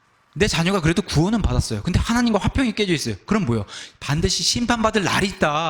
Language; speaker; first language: Korean; native; Korean